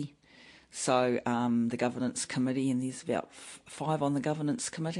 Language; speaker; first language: English; native; English